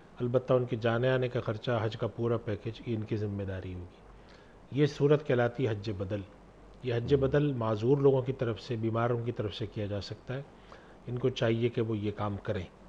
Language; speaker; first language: Urdu; native; Urdu